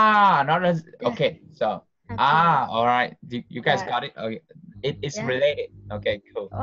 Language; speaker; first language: English; non-native, fluent; Vietnamese